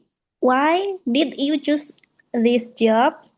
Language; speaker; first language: English; non-native, learner; Indonesian